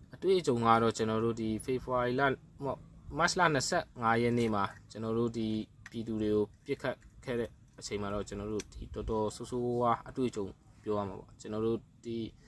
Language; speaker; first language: Burmese; native; Burmese